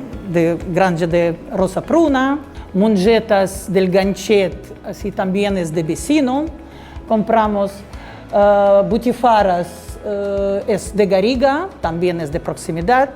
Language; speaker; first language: Spanish; non-native, learner; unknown